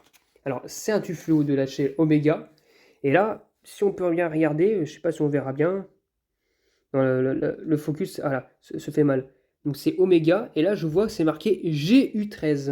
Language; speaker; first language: French; native; French